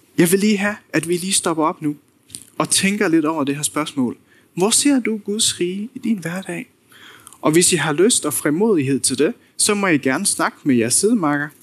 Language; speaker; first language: Danish; non-native, local second language; Faroese